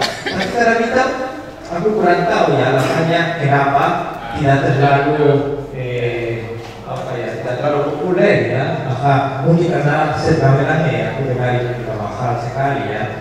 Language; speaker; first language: Indonesian; non-native, fluent; Spanish